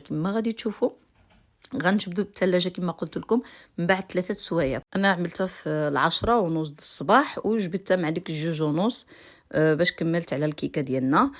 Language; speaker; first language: Arabic; native; Arabic